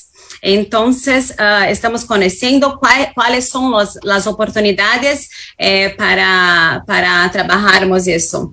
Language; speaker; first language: Spanish; non-native, fluent; Portuguese